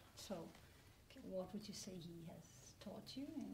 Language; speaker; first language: English; non-native, fluent; Spanish